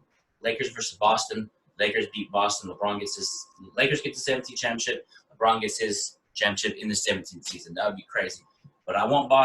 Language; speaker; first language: English; native; English